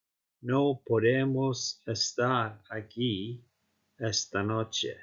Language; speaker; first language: Spanish; non-native, fluent; Icelandic